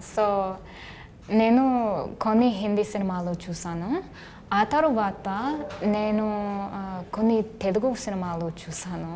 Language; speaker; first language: Telugu; non-native, learner; English